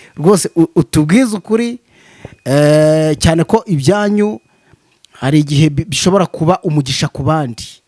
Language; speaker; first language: Kinyarwanda; native; Kinyarwanda